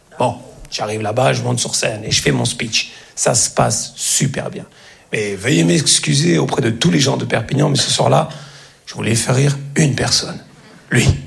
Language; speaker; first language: French; early bilingual, other home language; Arabic